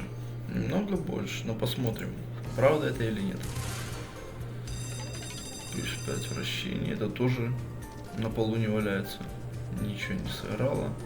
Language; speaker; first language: Russian; native; Russian